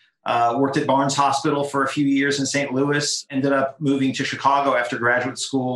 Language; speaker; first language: English; native; English